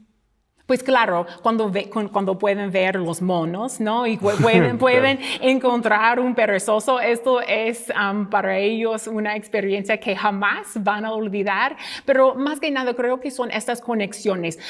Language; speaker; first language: Spanish; non-native, fluent; English